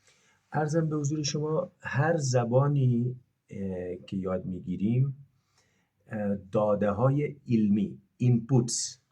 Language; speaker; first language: Persian; non-native, fluent; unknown